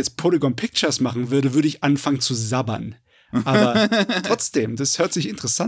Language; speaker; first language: German; native; German